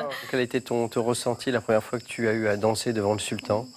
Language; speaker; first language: French; native; French